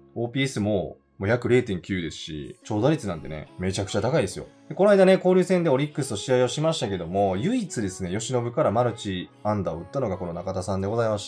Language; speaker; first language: Japanese; native; Japanese